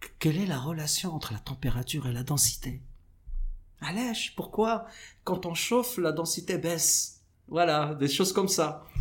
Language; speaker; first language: French; non-native, local second language; Arabic